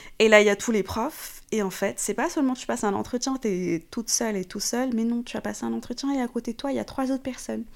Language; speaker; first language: French; non-native, fluent; Arabic